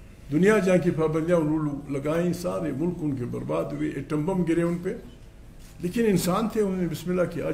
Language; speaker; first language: Urdu; non-native, local second language; Pashto